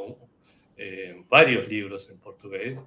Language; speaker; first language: Portuguese; non-native, fluent; Spanish